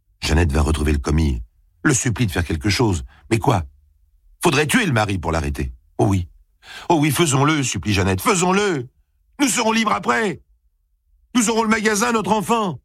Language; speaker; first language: French; native; French